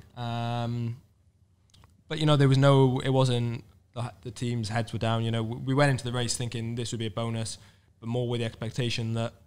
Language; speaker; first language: English; native; English